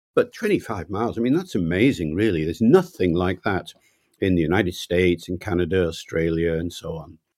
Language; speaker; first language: English; native; English